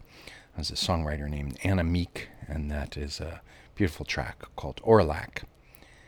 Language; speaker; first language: English; native; English